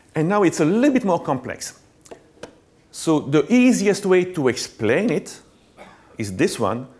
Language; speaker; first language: English; non-native, fluent; French